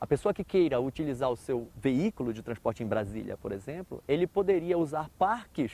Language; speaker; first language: Portuguese; native; Portuguese